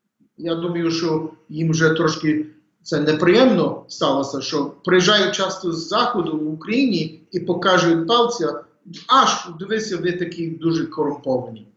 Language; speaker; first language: Ukrainian; early bilingual, heritage; English